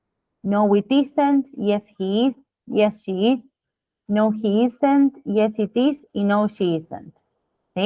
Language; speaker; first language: English; non-native, fluent; Spanish